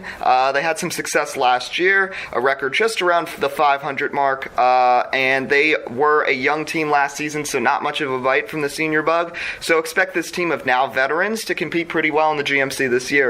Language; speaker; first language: English; native; English